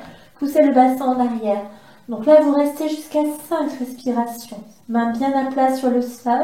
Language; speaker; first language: French; native; French